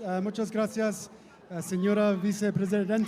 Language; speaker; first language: Spanish; non-native, learner; English